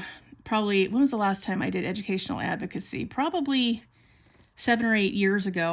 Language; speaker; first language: English; native; English